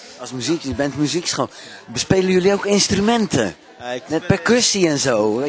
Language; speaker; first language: Dutch; native; Dutch